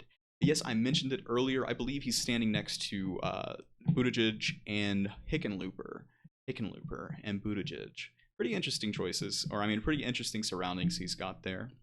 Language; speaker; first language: English; native; English